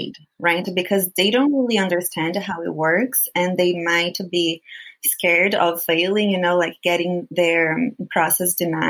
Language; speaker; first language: English; non-native, fluent; Portuguese